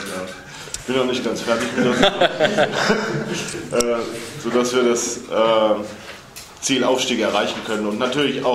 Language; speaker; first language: German; native; German